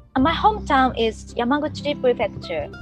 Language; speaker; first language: English; non-native, learner; Japanese